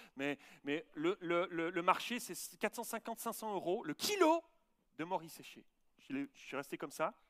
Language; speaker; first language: French; native; French